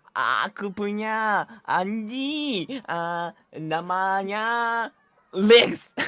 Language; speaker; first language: Indonesian; non-native, learner; Japanese